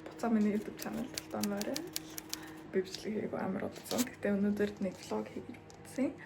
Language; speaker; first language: Mongolian; early bilingual, heritage; Mongolian